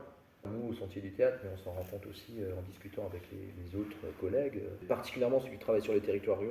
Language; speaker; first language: French; native; French